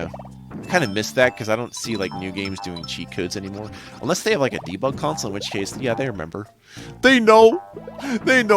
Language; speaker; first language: English; native; English